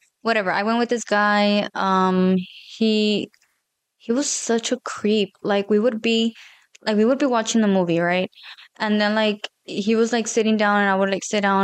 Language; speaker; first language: English; early bilingual, other home language; Spanish